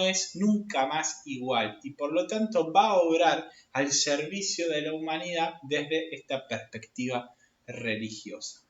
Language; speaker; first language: Spanish; native; Spanish